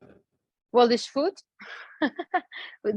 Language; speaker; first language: English; non-native, learner; Ukrainian